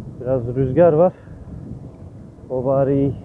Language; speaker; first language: Turkish; early bilingual, heritage; Turkish